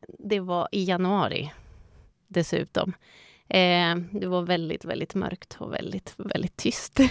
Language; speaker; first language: Swedish; non-native, fluent; Spanish